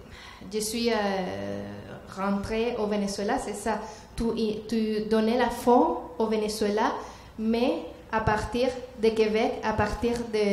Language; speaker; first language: French; non-native, learner; Spanish